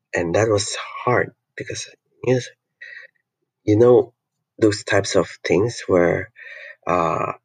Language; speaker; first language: English; non-native, local second language; Filipino